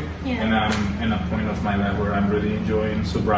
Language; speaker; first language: English; non-native, fluent; Spanish